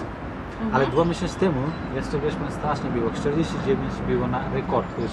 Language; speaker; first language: Polish; non-native, learner; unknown